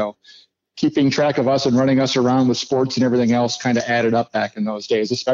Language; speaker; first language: English; native; English